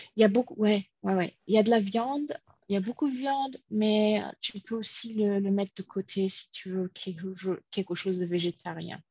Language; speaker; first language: French; non-native, fluent; English